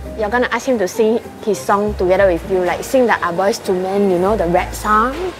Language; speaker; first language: English; non-native, local second language; Chinese